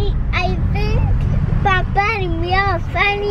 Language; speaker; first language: English; early bilingual, heritage; English